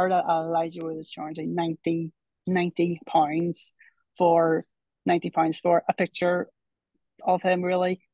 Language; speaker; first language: English; native; English